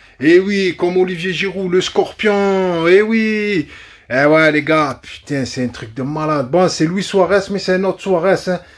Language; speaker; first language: French; native; French